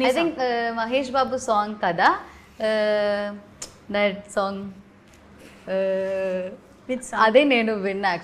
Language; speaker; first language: Telugu; non-native, learner; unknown